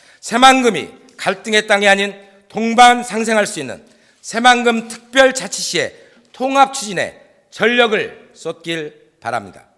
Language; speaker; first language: Korean; native; Korean